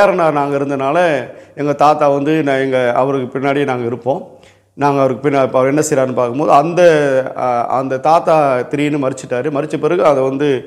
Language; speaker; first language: Tamil; native; Tamil